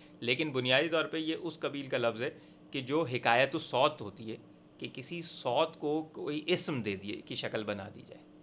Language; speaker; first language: Urdu; native; Urdu